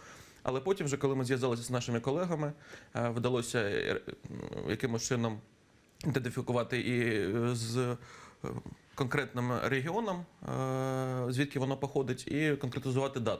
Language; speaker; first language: Ukrainian; native; Ukrainian